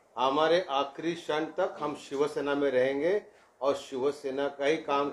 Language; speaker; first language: Hindi; non-native, local second language; Marathi